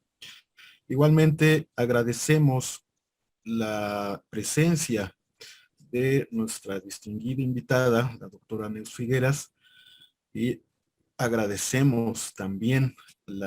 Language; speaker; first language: Spanish; native; Spanish